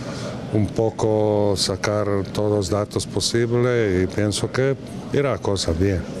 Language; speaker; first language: Spanish; non-native, fluent; Croatian